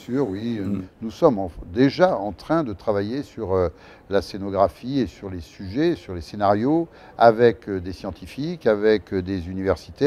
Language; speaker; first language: French; native; French